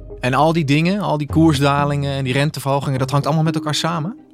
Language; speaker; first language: Dutch; native; Dutch